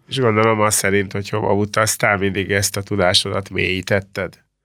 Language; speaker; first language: Hungarian; native; Hungarian